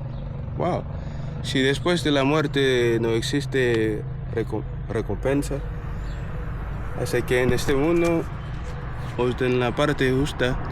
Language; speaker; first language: Spanish; non-native, fluent; English